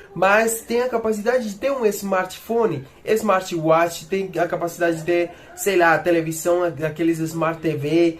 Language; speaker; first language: Portuguese; non-native, fluent; Spanish